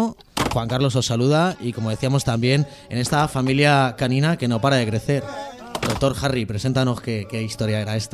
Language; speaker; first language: Spanish; native; Spanish